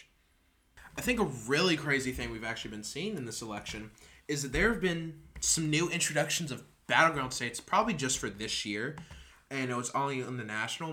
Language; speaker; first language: English; native; English